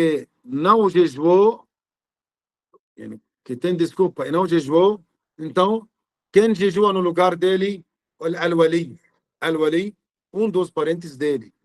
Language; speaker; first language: Portuguese; non-native, fluent; Arabic